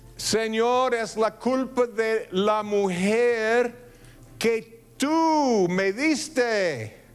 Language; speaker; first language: Spanish; non-native, fluent; English